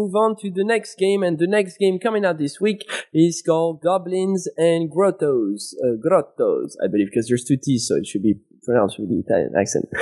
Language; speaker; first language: English; non-native, fluent; French